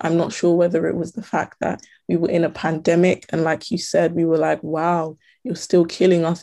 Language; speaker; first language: English; native; English